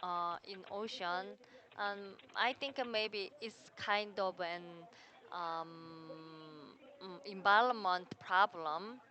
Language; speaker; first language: English; non-native, learner; Korean